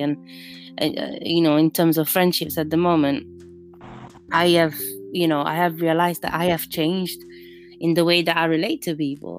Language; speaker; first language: English; non-native, fluent; Italian